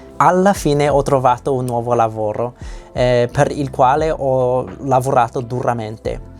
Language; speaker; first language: Italian; non-native, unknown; English